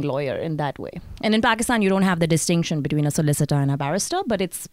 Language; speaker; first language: English; non-native, local second language; Urdu